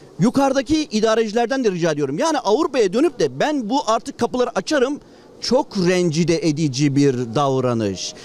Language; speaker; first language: Turkish; native; Turkish